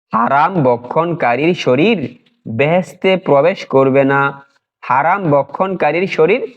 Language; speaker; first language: Bangla; native; Bangla